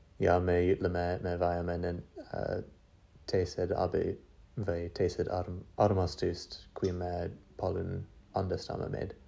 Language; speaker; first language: Estonian; non-native, learner; English